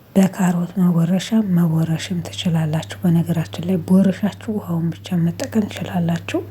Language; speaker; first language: Amharic; native; Amharic